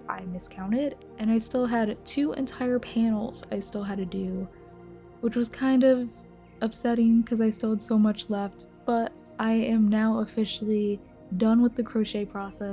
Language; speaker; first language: English; native; English